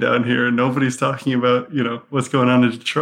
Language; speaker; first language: English; native; English